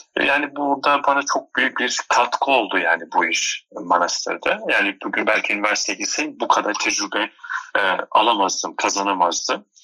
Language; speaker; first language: Turkish; non-native, local second language; Turoyo